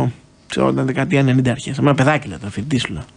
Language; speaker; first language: Greek; native; Greek